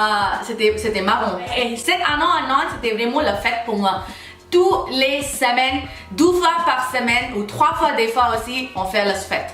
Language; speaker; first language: French; non-native, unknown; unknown